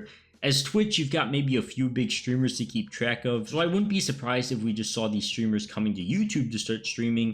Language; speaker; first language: English; native; English